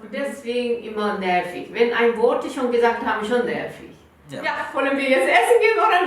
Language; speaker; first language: German; non-native, learner; Korean